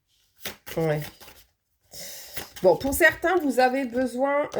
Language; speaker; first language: French; native; French